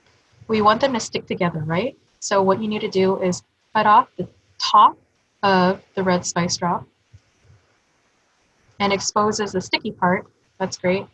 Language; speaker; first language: English; native; English